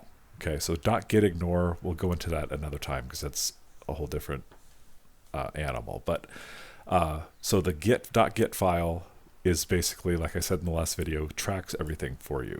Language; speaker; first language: English; native; English